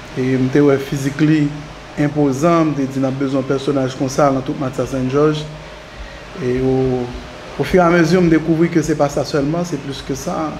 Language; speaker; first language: Haitian Creole; native; Haitian Creole